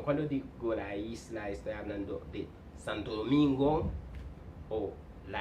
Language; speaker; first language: Spanish; non-native, fluent; Haitian Creole